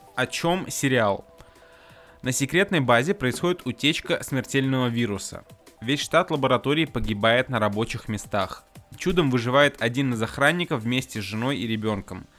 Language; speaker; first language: Russian; native; Russian